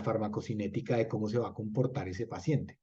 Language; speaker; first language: Spanish; native; Spanish